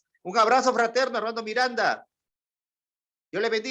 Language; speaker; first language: Spanish; native; Spanish